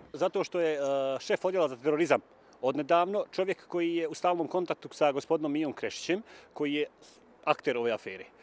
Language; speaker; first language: Bosnian; native; Bosnian